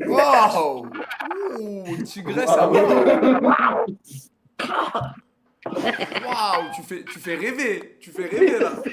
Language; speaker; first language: French; native; French